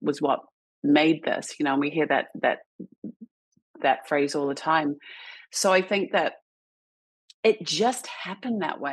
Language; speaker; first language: English; native; English